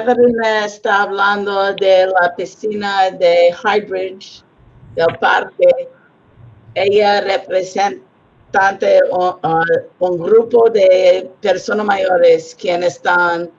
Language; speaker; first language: Spanish; non-native, learner; English